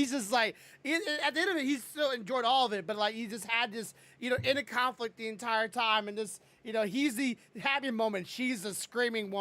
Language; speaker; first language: English; native; English